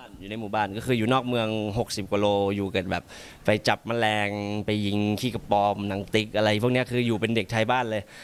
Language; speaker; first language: Thai; early bilingual, other home language; English